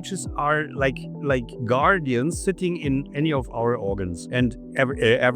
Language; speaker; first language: English; non-native, fluent; German